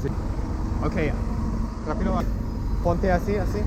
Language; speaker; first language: Spanish; non-native, learner; English